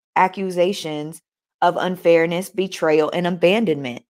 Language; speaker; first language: English; native; English